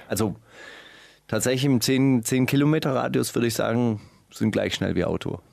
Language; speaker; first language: German; native; German